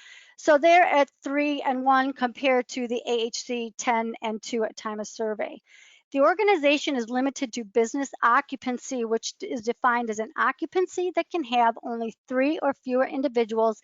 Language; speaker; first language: English; native; English